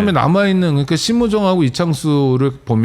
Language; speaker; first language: Korean; native; Korean